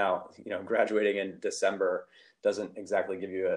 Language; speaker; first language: English; native; English